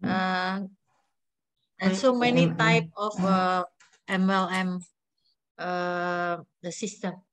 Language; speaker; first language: English; non-native, learner; Indonesian